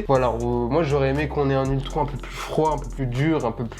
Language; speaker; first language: French; native; French